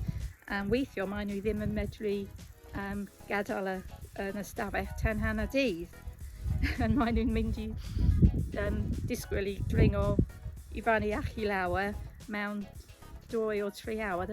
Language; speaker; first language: Welsh; non-native, learner; English